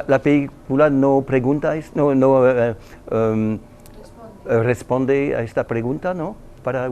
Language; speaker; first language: Spanish; non-native, learner; French